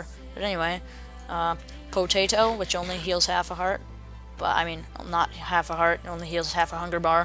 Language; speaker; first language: English; native; English